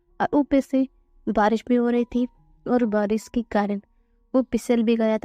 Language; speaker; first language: Hindi; non-native, fluent; Tamil